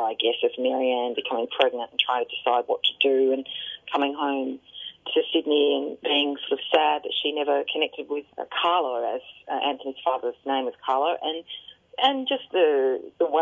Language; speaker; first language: English; native; English